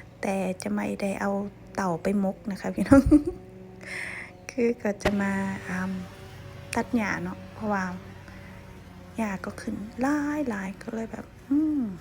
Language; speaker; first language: Thai; non-native, local second language; Lao